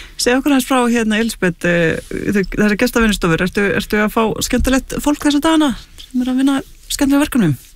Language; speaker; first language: Icelandic; native; Icelandic